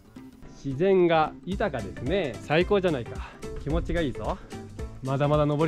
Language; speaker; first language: Japanese; native; Japanese